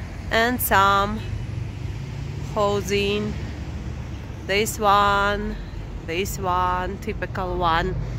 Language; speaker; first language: English; non-native, fluent; Russian